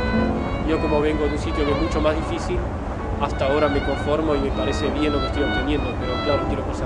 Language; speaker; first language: Spanish; native; Spanish